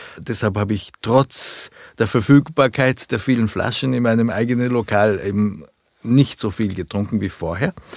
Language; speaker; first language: German; early bilingual, other home language; Japanese